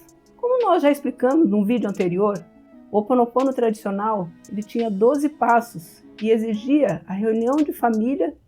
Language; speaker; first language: Portuguese; native; Portuguese